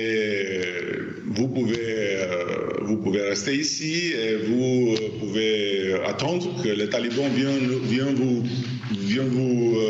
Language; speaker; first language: French; non-native, fluent; Albanian